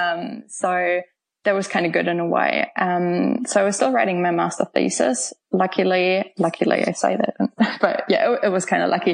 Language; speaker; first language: English; non-native, fluent; German